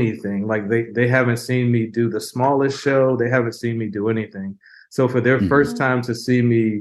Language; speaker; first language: English; native; English